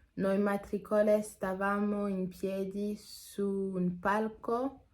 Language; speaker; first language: Italian; non-native, learner; English